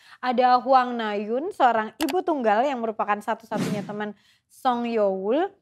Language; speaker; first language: Indonesian; native; Indonesian